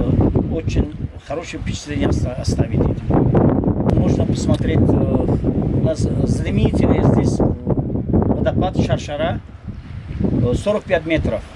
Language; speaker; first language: Russian; non-native, local second language; Tajik